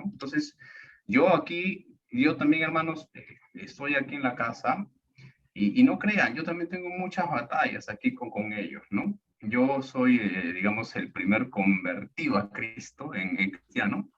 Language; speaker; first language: Spanish; native; Spanish